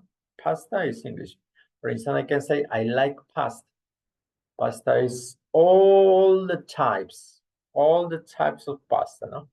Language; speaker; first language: English; non-native, fluent; Spanish